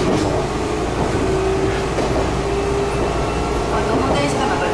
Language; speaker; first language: Japanese; native; Japanese